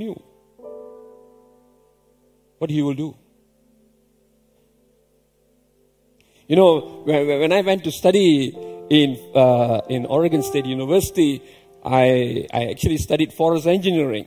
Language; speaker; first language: English; non-native, local second language; Tamil